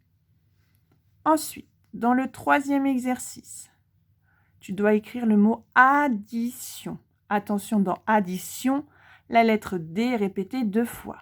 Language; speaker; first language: French; native; French